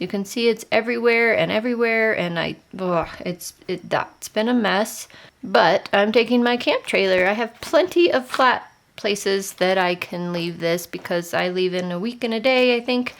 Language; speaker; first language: English; native; English